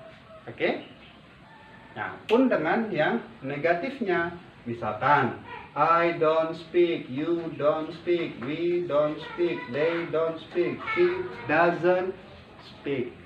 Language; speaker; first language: English; non-native, learner; Indonesian